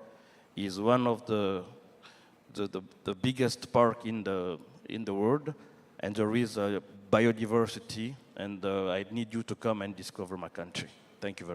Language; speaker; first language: English; non-native, learner; French